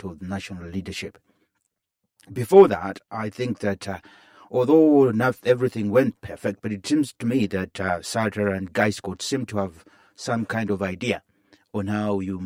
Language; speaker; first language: English; non-native, local second language; Bemba